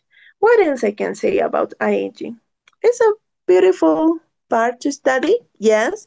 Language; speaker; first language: English; non-native, learner; Spanish